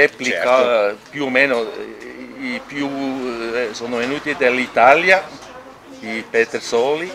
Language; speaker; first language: Italian; non-native, local second language; German